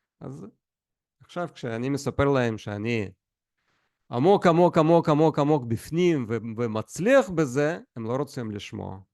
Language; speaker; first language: Hebrew; non-native, fluent; Russian